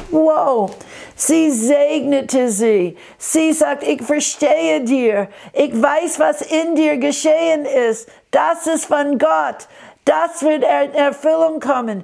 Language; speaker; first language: German; non-native, fluent; English